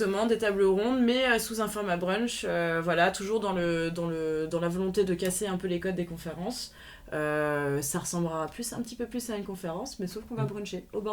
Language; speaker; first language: French; native; French